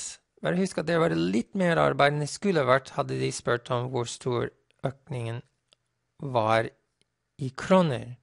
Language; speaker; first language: Norwegian; non-native, fluent; English